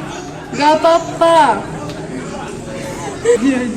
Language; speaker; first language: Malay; non-native, learner; Russian